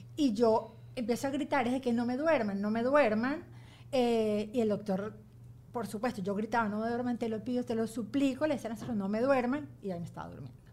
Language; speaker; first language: Spanish; native; Spanish